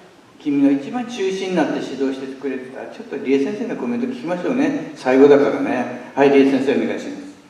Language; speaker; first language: Japanese; native; Japanese